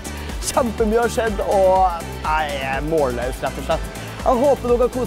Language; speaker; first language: Norwegian; native; Norwegian